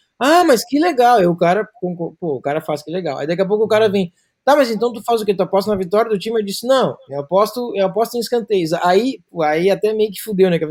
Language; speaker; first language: Portuguese; native; Portuguese